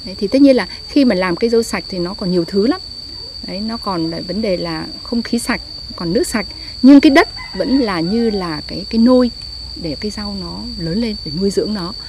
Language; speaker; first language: Vietnamese; native; Vietnamese